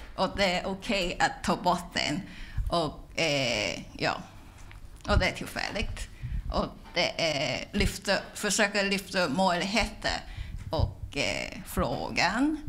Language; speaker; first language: Swedish; non-native, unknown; Cantonese